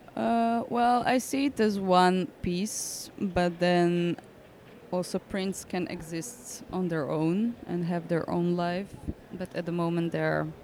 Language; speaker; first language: English; non-native, fluent; Croatian